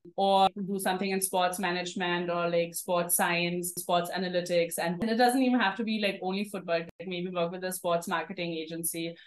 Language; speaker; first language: English; non-native, fluent; German